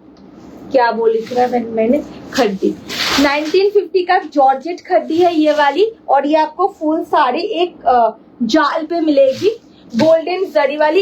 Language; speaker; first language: Hindi; non-native, local second language; Bangla